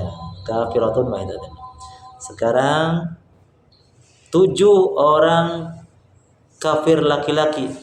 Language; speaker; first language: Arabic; non-native, fluent; Indonesian